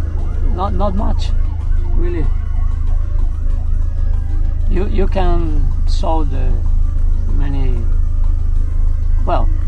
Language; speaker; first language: English; non-native, learner; Spanish